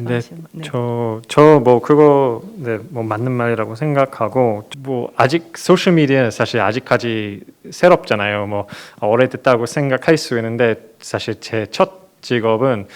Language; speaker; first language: Korean; non-native, fluent; English